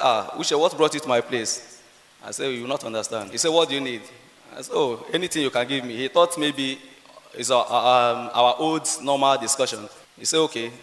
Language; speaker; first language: English; non-native, local second language; Igbo